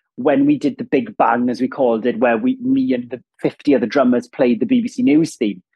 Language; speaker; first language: English; non-native, local second language; Welsh